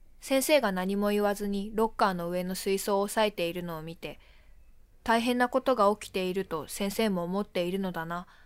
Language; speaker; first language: Japanese; native; Japanese